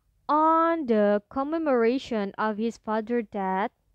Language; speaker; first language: English; non-native, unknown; Indonesian